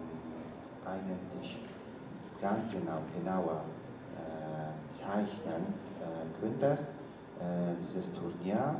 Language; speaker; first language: German; non-native, learner; Polish